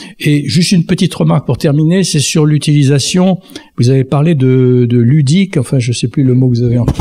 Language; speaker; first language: French; native; French